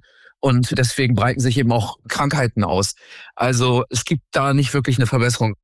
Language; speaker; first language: German; native; German